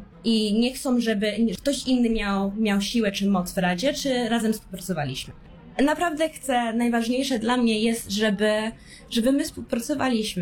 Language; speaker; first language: Polish; early bilingual, heritage; Polish